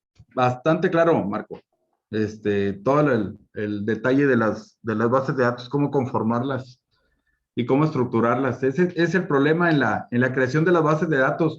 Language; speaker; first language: Spanish; native; Spanish